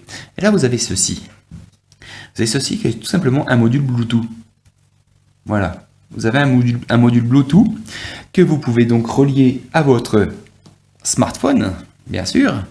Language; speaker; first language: French; native; French